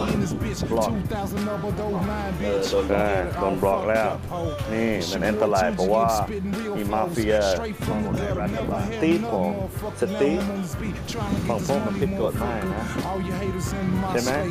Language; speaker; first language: Thai; non-native, learner; English